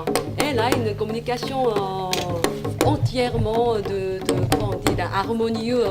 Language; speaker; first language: French; non-native, fluent; Korean